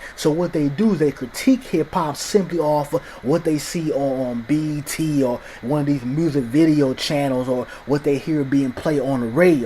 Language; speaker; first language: English; native; English